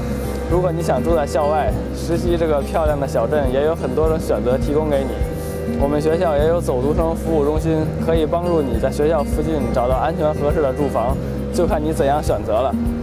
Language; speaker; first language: Chinese; native; Chinese